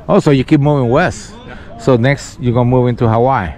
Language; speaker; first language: English; non-native, fluent; Spanish